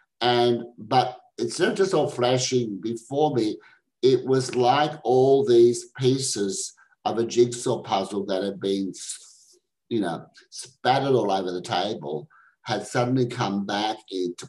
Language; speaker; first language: English; native; English